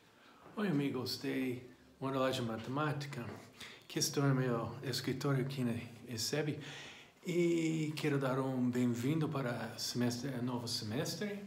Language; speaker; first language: Portuguese; non-native, fluent; English